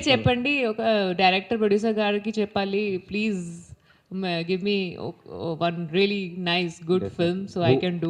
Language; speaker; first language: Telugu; non-native, learner; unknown